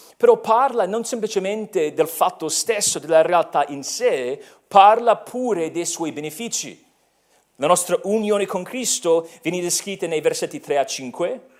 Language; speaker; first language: Italian; non-native, fluent; English